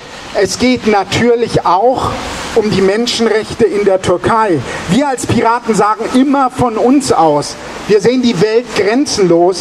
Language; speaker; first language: German; native; German